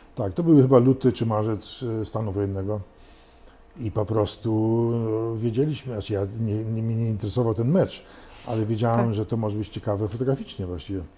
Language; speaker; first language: Polish; early bilingual, heritage; Polish